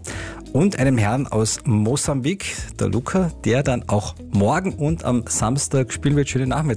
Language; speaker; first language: German; native; German